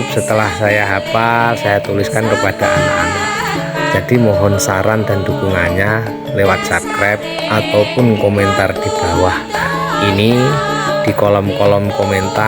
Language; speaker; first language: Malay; non-native, local second language; Javanese